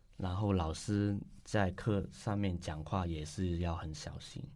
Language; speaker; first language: Chinese; non-native, local second language; Cantonese